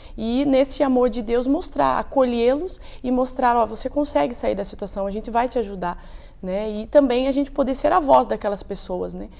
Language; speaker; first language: Portuguese; native; Portuguese